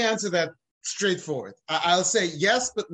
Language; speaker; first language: English; native; English